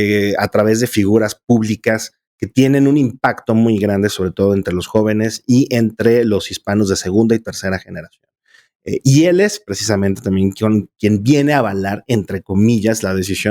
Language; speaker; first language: Spanish; native; Spanish